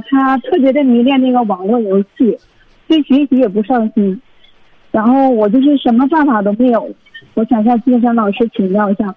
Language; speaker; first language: Chinese; native; Chinese